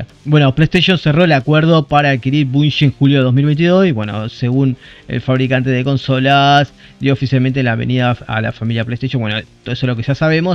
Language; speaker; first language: Spanish; native; Spanish